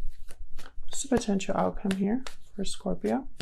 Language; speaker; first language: English; native; English